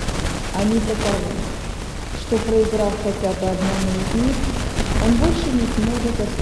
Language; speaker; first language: Russian; native; Russian